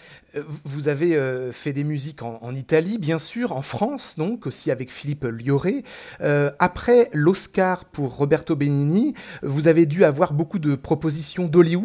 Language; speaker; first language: French; native; French